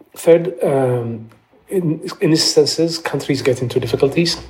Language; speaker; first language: English; non-native, fluent; Amharic